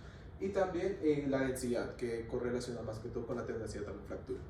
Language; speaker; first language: Spanish; native; Spanish